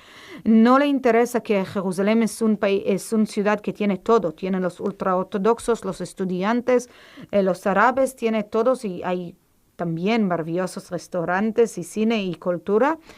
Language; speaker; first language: Spanish; non-native, fluent; Hebrew